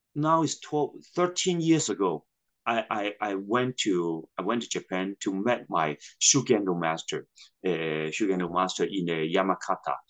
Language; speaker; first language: English; non-native, local second language; Cantonese